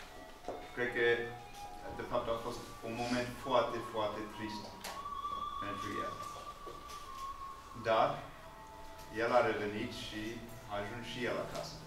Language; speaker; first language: Romanian; non-native, fluent; English